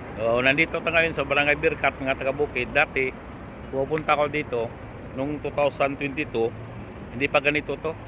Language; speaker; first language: Filipino; non-native, local second language; Cebuano